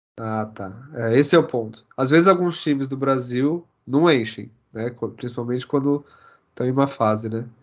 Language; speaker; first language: Portuguese; native; Portuguese